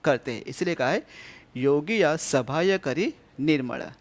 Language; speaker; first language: Hindi; non-native, local second language; Marathi